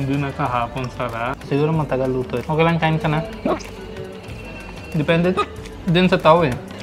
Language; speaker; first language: Filipino; non-native, learner; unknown